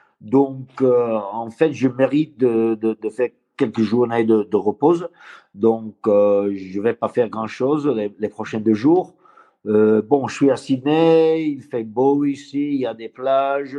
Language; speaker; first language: French; non-native, fluent; English